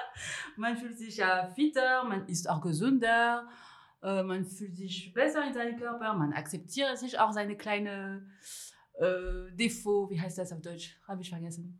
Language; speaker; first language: German; non-native, fluent; French